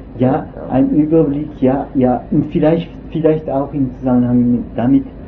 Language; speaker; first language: German; non-native, local second language; French